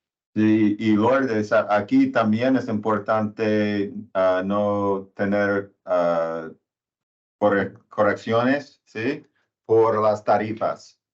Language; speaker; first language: Spanish; non-native, learner; English